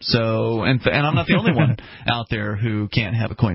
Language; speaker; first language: English; native; English